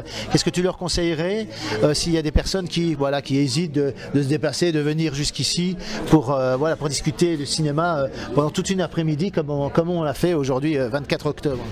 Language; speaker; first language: French; native; French